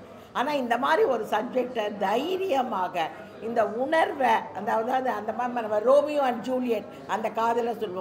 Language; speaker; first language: Tamil; native; Tamil